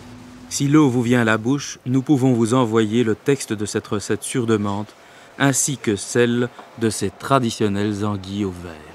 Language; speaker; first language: French; native; French